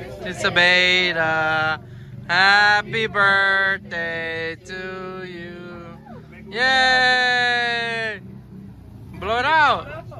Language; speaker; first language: English; early bilingual, other home language; Spanish